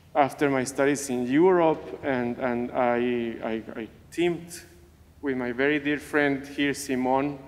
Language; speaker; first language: English; non-native, fluent; Spanish